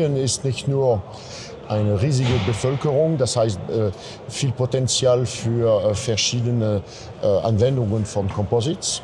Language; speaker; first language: German; non-native, fluent; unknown